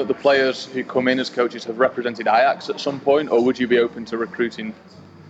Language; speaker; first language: English; native; English